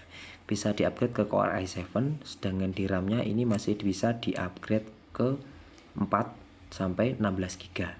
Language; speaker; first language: Indonesian; native; Indonesian